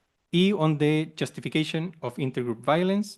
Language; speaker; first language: Spanish; native; Spanish